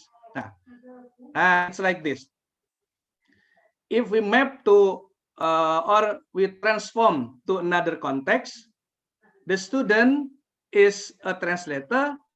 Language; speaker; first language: English; non-native, fluent; Indonesian